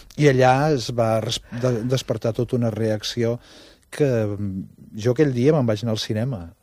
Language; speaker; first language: Catalan; native; Catalan